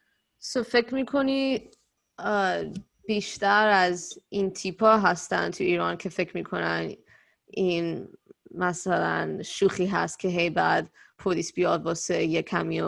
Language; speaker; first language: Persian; early bilingual, heritage; Persian